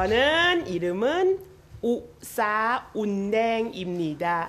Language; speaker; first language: Korean; non-native, learner; Thai